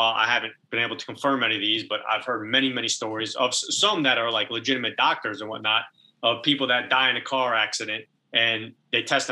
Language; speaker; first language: English; native; English